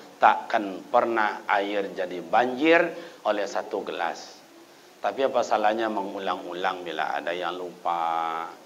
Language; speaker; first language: Malay; non-native, local second language; Minangkabau